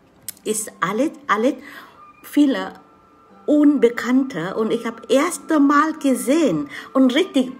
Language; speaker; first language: German; non-native, learner; Vietnamese